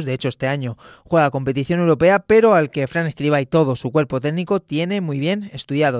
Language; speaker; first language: Spanish; native; Spanish